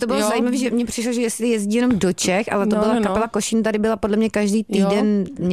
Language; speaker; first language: Czech; native; Czech